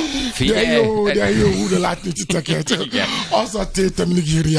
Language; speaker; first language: Hungarian; non-native, fluent; Yoruba